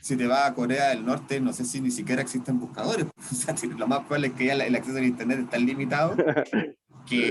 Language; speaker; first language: Spanish; native; Spanish